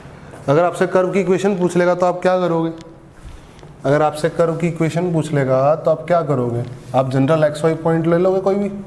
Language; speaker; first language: Hindi; native; Hindi